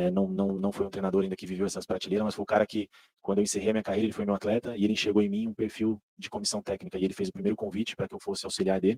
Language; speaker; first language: Portuguese; native; Portuguese